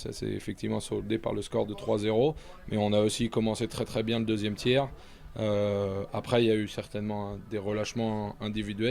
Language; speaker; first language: French; native; French